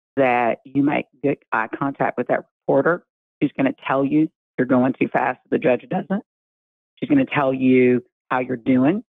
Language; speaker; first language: English; native; English